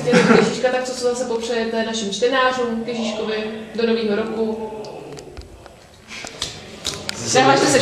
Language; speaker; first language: Czech; native; Czech